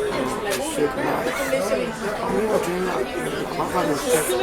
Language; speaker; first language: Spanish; early bilingual, heritage; English